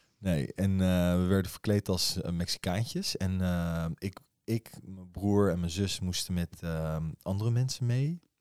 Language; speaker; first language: Dutch; early bilingual, other home language; Persian